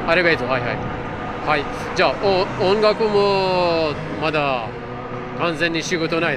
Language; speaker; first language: Japanese; non-native, learner; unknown